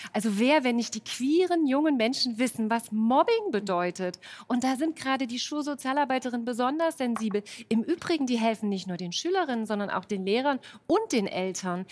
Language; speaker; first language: German; native; German